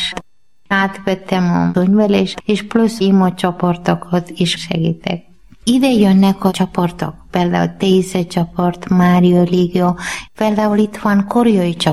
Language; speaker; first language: Hungarian; non-native, learner; Malayalam